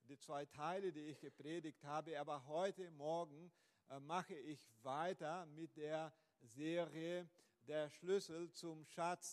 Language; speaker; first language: German; non-native, fluent; Portuguese